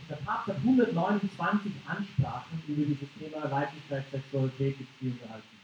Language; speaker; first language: German; non-native, fluent; English